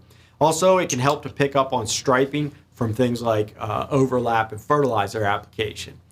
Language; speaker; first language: English; native; English